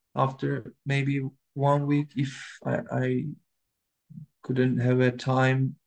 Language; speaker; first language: English; non-native, learner; Turkish